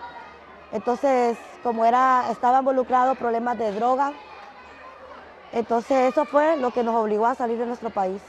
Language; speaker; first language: Spanish; native; Spanish